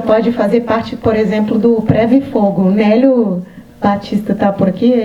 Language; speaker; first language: Portuguese; native; Portuguese